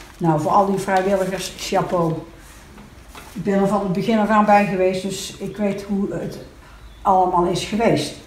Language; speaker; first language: Dutch; native; Dutch